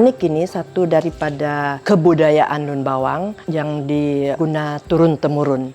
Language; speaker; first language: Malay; non-native, local second language; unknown